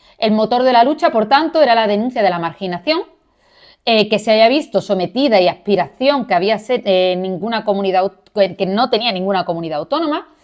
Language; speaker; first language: Spanish; native; Spanish